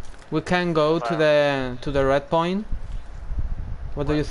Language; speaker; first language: English; non-native, learner; Spanish